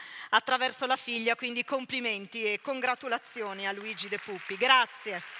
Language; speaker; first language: Italian; native; Italian